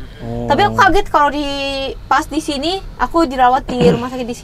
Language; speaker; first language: Indonesian; non-native, fluent; Japanese